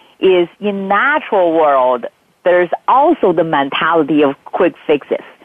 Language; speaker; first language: English; non-native, fluent; Chinese